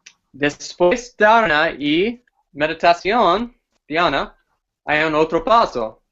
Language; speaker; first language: Spanish; non-native, fluent; English